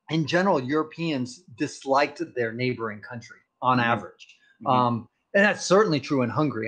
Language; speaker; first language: English; native; English